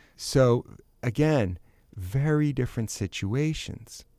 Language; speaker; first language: English; native; English